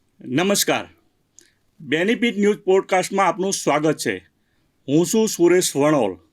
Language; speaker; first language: Gujarati; native; Gujarati